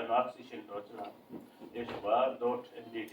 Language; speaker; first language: German; non-native, learner; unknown